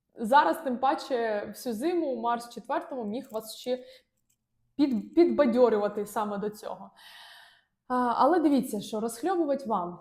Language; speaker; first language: Ukrainian; non-native, local second language; Russian